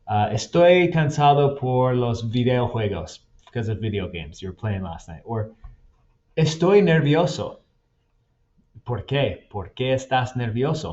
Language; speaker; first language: Spanish; non-native, fluent; English